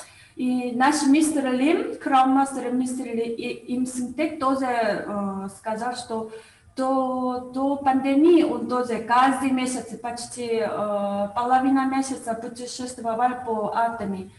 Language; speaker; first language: Russian; non-native, learner; Korean